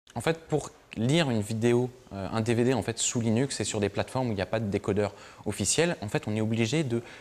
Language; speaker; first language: French; native; French